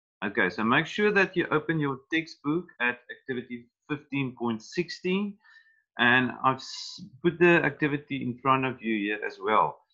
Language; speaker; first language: English; non-native, local second language; Afrikaans